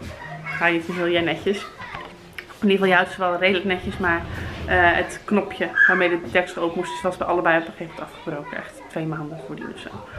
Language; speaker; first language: Dutch; native; Dutch